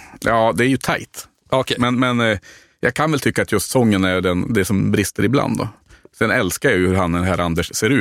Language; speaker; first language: Swedish; native; Swedish